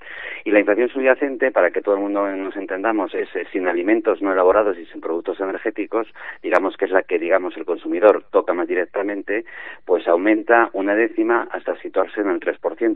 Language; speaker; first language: Spanish; native; Spanish